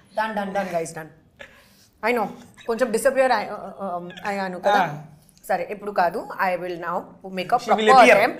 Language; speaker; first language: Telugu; non-native, local second language; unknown